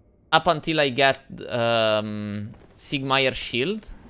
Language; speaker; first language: English; non-native, fluent; Italian